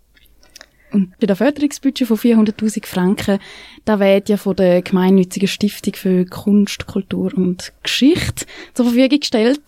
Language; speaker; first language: German; native; German